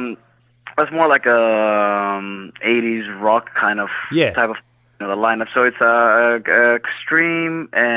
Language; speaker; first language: English; non-native, fluent; Greek